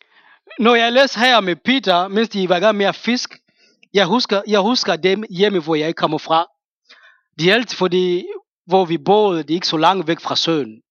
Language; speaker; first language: Danish; non-native, fluent; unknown